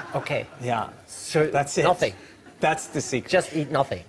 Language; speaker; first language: English; native; English